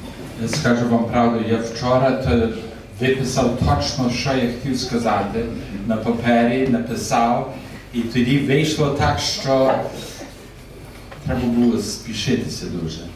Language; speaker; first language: Ukrainian; early bilingual, heritage; Ukrainian